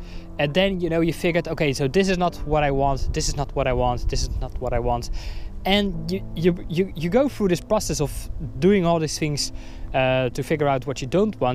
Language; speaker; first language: English; non-native, fluent; Dutch